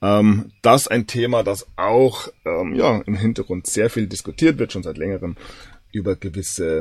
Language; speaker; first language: German; native; German